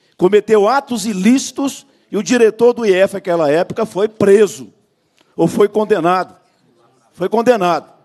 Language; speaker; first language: Portuguese; native; Portuguese